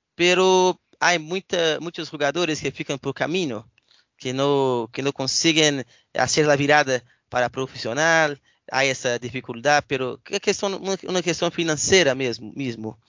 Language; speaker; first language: Spanish; non-native, learner; Portuguese